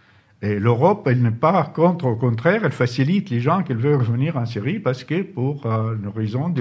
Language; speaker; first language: French; non-native, fluent; Arabic